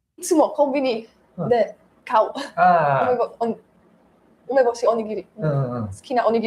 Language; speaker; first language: Japanese; non-native, learner; Slovak